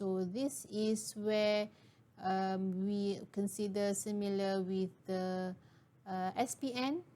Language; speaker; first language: English; non-native, local second language; Malay